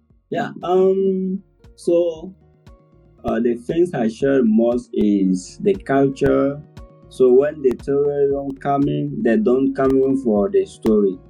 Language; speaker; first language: English; non-native, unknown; French